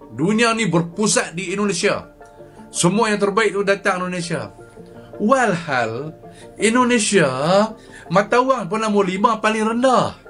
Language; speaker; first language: Malay; native; Malay